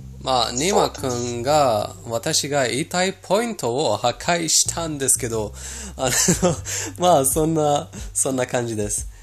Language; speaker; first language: Japanese; non-native, fluent; Persian